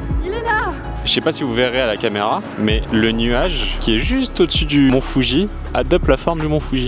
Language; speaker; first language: French; native; French